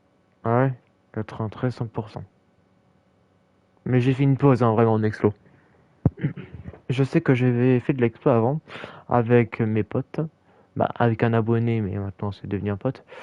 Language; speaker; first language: French; native; French